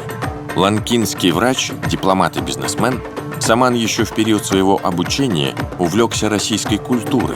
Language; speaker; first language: Russian; native; Russian